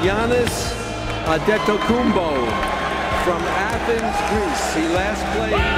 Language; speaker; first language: English; native; English